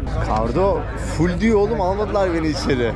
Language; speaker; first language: Turkish; native; Turkish